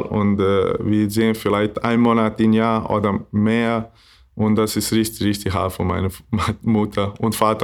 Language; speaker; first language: German; non-native, learner; Bosnian